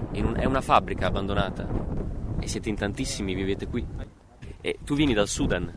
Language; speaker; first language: Italian; native; Italian